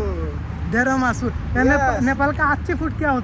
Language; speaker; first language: Hindi; non-native, learner; Bangla